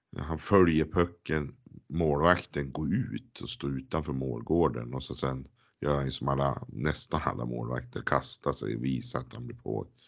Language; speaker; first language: Swedish; native; Swedish